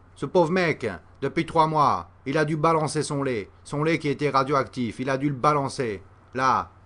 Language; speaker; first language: French; native; French